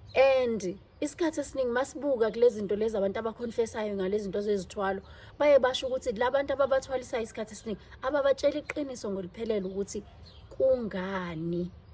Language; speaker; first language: Zulu; native; Zulu